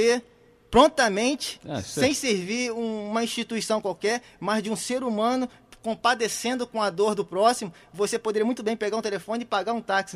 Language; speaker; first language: Portuguese; native; Portuguese